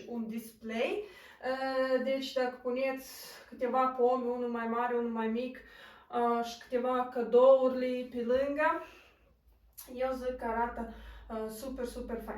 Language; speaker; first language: Romanian; non-native, local second language; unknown